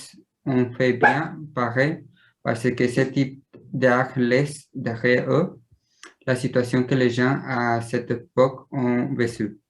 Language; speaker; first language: French; non-native, learner; Spanish